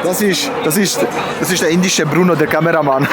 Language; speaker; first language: German; non-native, local second language; Croatian